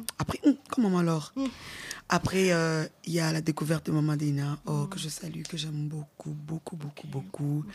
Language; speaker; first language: French; non-native, local second language; Lingala